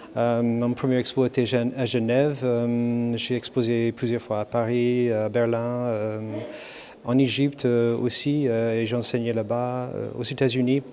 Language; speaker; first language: French; non-native, fluent; English